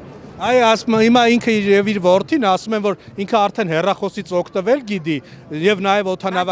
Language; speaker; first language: Armenian; native; Armenian